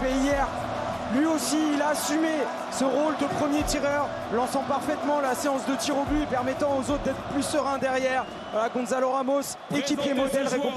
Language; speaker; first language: French; native; French